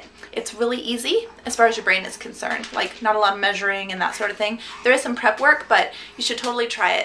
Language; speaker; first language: English; native; English